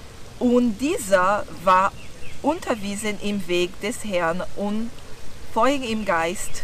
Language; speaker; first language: German; non-native, learner; Portuguese